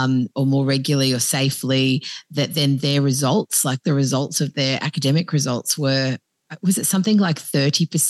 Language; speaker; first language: English; native; English